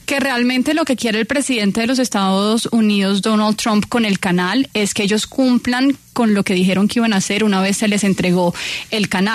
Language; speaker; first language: Spanish; native; Spanish